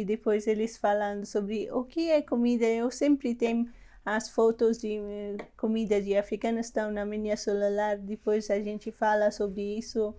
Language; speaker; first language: Portuguese; non-native, learner; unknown